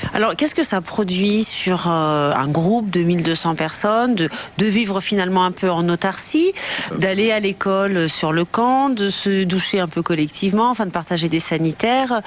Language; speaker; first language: French; native; French